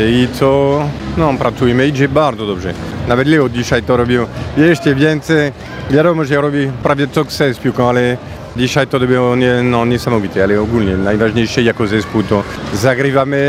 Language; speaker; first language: Polish; non-native, fluent; French